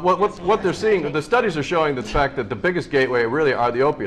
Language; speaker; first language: English; native; English